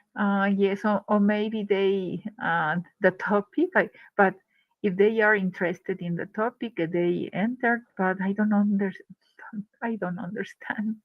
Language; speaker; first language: English; non-native, learner; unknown